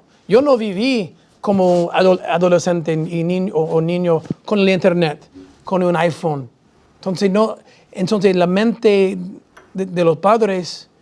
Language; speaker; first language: Spanish; non-native, fluent; English